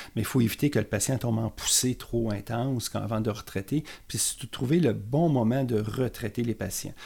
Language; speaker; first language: French; native; French